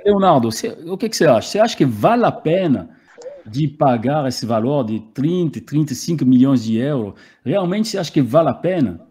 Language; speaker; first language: Portuguese; non-native, fluent; French